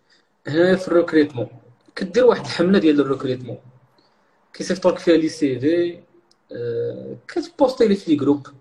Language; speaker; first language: Arabic; native; Arabic